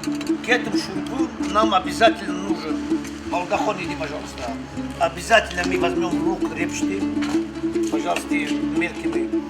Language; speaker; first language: Russian; non-native, fluent; Tajik